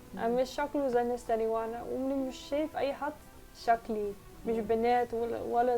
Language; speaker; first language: Arabic; non-native, learner; Dutch